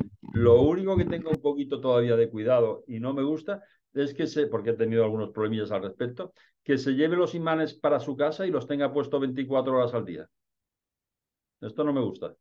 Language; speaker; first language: Spanish; native; Spanish